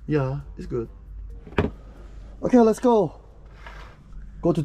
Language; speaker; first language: English; non-native, learner; Korean